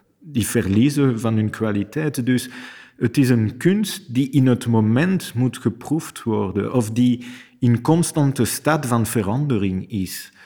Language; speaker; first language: Dutch; non-native, fluent; French